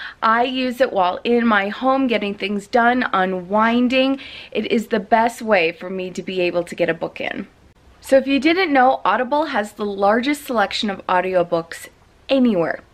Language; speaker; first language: English; native; English